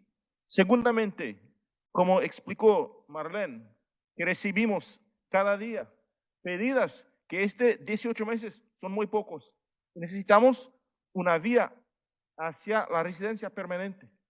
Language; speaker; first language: Spanish; non-native, fluent; Haitian Creole